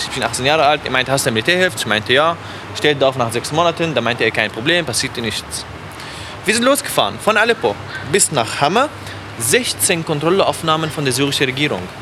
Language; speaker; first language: German; non-native, fluent; Arabic